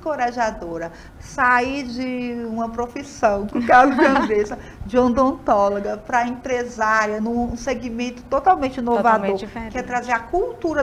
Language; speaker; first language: Portuguese; native; Portuguese